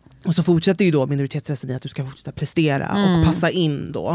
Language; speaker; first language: Swedish; native; Swedish